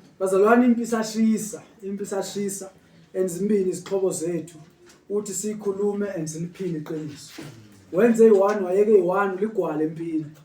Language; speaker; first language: Zulu; non-native, local second language; Xhosa